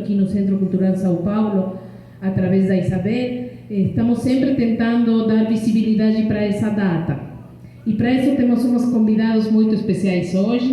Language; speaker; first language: Portuguese; non-native, fluent; Spanish